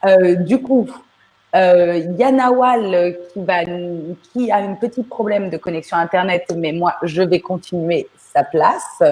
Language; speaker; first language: French; native; French